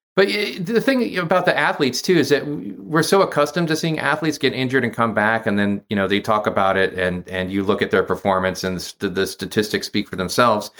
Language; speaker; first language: English; native; English